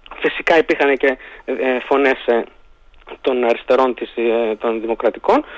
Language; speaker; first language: Greek; native; Greek